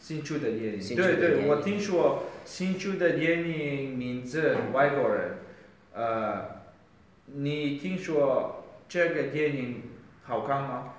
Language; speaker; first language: Chinese; non-native, learner; Uzbek